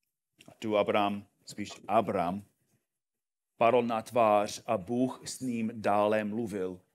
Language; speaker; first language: Czech; non-native, fluent; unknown